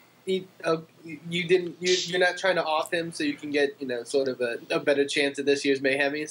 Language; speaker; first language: English; native; English